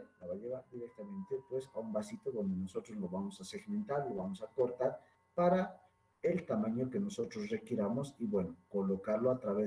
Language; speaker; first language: Spanish; native; Spanish